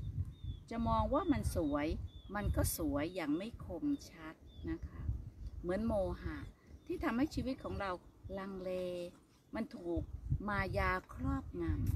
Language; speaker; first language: Thai; native; Thai